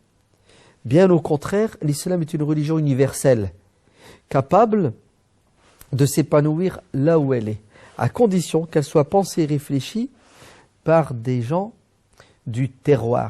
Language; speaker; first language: French; early bilingual, other home language; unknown